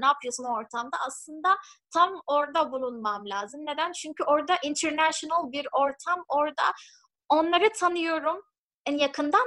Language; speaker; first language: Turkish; non-native, fluent; Arabic